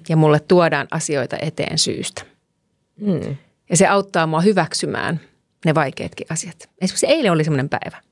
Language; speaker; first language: Finnish; native; Finnish